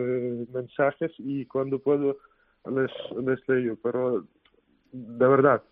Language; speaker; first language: Spanish; non-native, fluent; Ukrainian